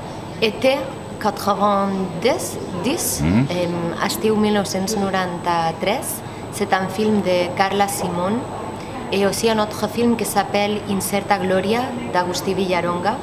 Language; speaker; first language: French; non-native, learner; Spanish